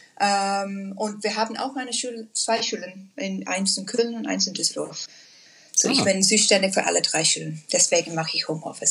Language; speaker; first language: German; non-native, learner; English